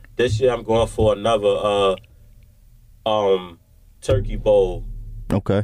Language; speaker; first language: English; native; English